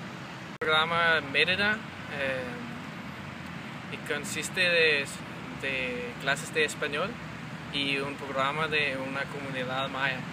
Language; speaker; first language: Spanish; non-native, learner; Danish